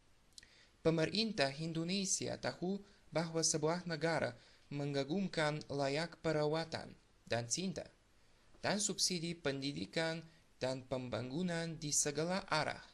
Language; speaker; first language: Indonesian; non-native, learner; Bulgarian